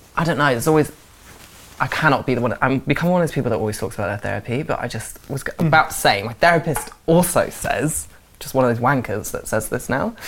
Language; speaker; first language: English; native; English